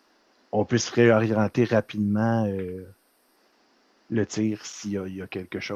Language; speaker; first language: French; native; French